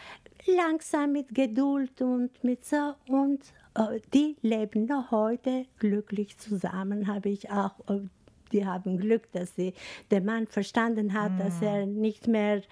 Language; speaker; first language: German; non-native, learner; Albanian